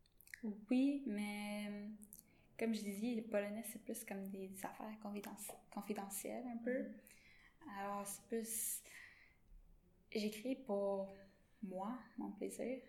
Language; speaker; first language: French; non-native, local second language; English